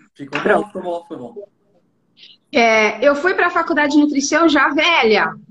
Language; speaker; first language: Portuguese; native; Portuguese